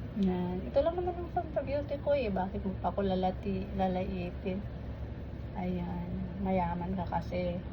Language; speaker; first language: Filipino; non-native, local second language; Iloko